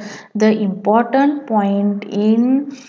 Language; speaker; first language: English; non-native, local second language; Marathi